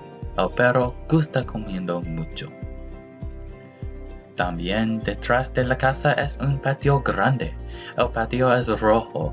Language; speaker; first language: Spanish; non-native, learner; English